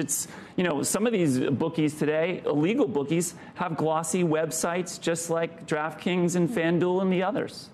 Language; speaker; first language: English; native; English